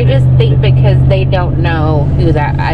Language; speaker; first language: English; native; English